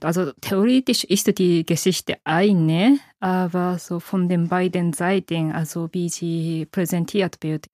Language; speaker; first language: German; non-native, fluent; Japanese